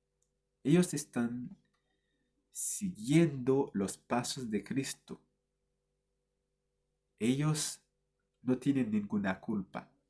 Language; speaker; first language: Spanish; non-native, fluent; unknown